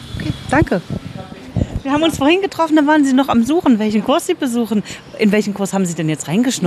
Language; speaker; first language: German; native; German